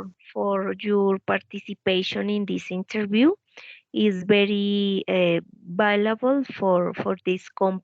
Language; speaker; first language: English; non-native, learner; Spanish